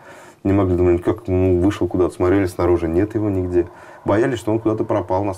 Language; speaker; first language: Russian; native; Russian